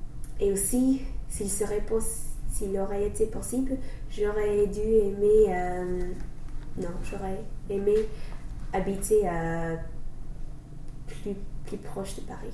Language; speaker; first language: French; non-native, fluent; English